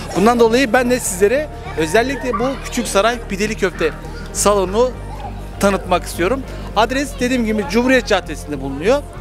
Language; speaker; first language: Turkish; native; Turkish